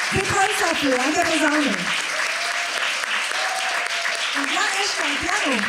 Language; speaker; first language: German; early bilingual, other home language; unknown